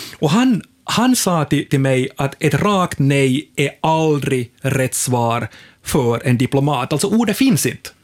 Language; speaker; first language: Swedish; native; Swedish